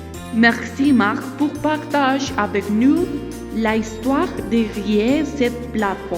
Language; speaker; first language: French; non-native, learner; Spanish